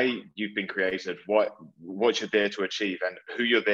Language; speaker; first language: English; native; English